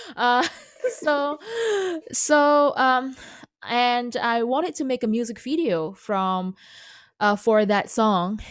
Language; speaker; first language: English; non-native, fluent; Indonesian